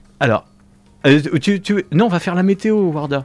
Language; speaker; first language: French; native; French